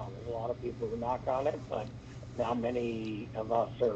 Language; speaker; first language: English; native; English